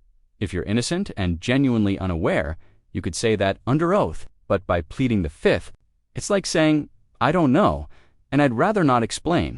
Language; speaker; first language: English; native; English